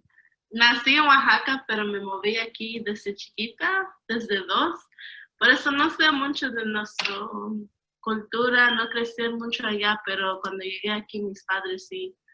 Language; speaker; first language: Spanish; early bilingual, other home language; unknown